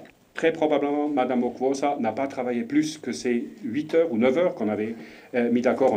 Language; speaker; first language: French; non-native, fluent; German